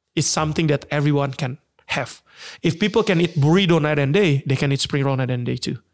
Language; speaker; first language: English; non-native, fluent; Indonesian